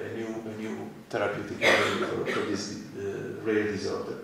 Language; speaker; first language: English; non-native, fluent; Italian